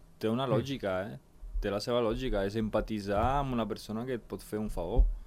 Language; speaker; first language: Catalan; non-native, fluent; Ukrainian